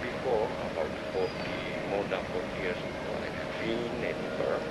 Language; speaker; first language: English; non-native, learner; Japanese